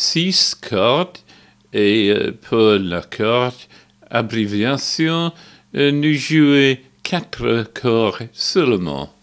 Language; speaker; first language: French; non-native, learner; English